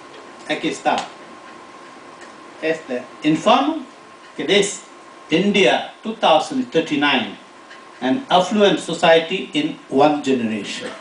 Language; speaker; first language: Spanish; non-native, fluent; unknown